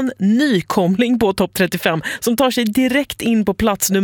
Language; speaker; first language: Swedish; native; Swedish